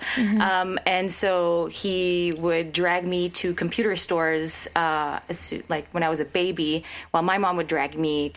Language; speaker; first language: English; non-native, local second language; French